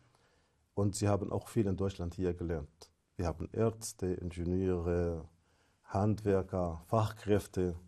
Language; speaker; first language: German; non-native, fluent; Arabic